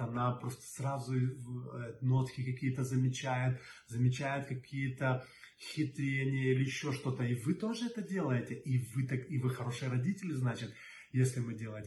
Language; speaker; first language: Russian; native; Russian